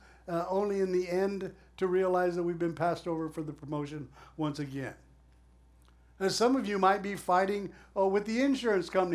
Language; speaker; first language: English; native; English